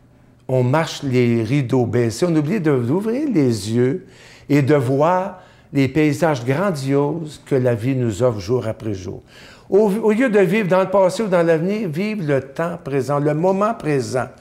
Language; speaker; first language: French; native; French